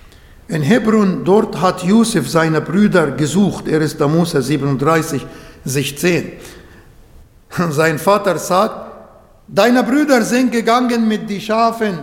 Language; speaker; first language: German; non-native, fluent; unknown